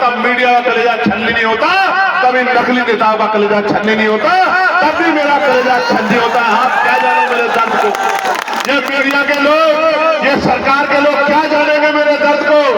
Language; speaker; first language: Hindi; native; Hindi